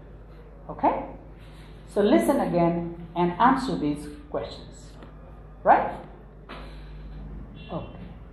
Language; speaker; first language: English; non-native, local second language; Nepali